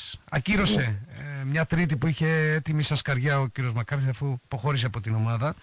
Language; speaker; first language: Greek; native; Greek